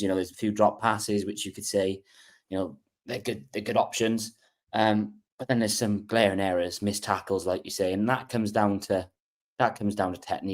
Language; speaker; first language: English; native; English